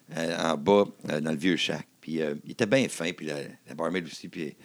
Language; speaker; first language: French; native; French